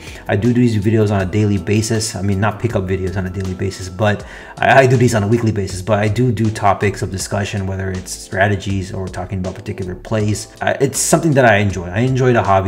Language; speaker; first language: English; native; English